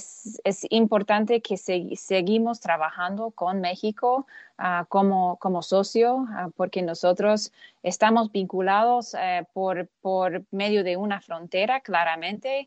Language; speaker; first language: Spanish; non-native, fluent; English